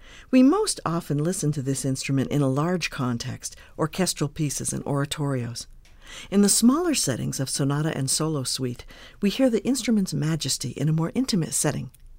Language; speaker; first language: English; native; English